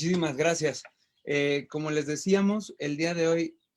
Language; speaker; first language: Spanish; native; Spanish